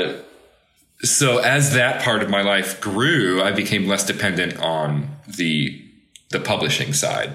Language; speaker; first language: English; native; English